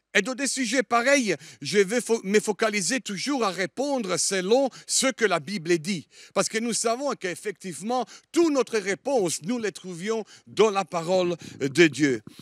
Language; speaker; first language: French; non-native, fluent; Italian